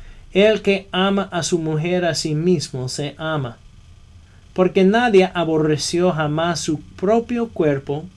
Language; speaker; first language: Spanish; non-native, fluent; English